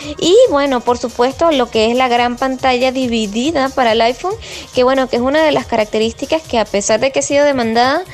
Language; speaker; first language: Spanish; native; Spanish